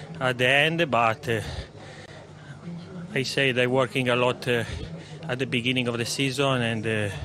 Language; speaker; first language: English; non-native, learner; Italian